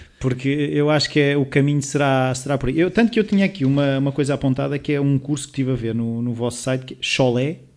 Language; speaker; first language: Portuguese; native; Portuguese